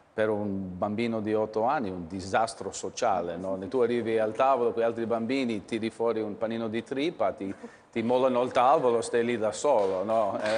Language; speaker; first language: Italian; early bilingual, heritage; English